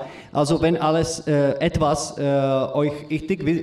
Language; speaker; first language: German; non-native, learner; Czech